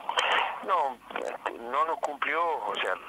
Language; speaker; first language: Spanish; native; Spanish